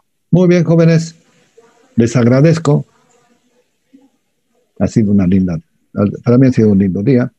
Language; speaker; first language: Spanish; native; Spanish